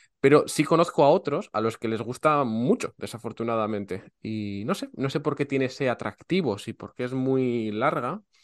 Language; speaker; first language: Spanish; native; Spanish